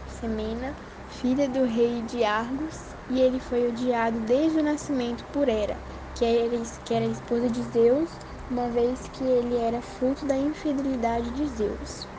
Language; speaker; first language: Portuguese; native; Portuguese